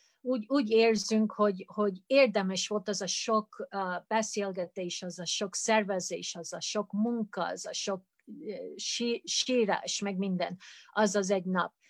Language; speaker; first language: Hungarian; early bilingual, heritage; Hungarian